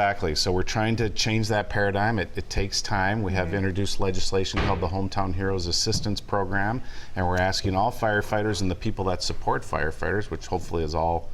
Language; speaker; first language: English; native; English